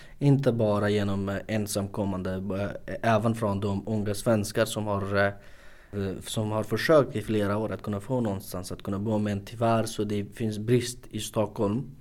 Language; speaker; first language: Swedish; non-native, fluent; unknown